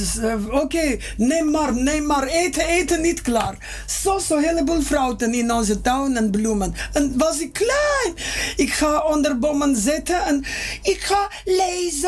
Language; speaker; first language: Dutch; non-native, learner; Armenian